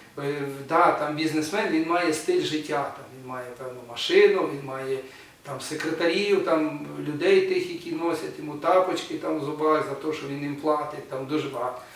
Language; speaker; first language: Ukrainian; non-native, local second language; Russian